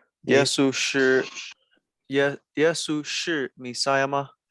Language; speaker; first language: Chinese; non-native, learner; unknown